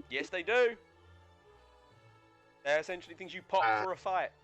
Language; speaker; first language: English; native; English